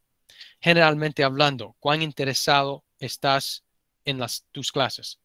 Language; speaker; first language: Spanish; early bilingual, heritage; Spanish